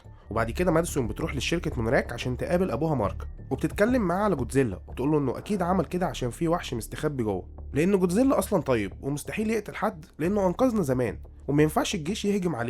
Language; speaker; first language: Arabic; native; Arabic